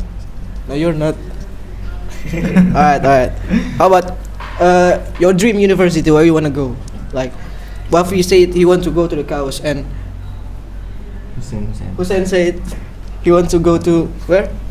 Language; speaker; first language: English; non-native, learner; Indonesian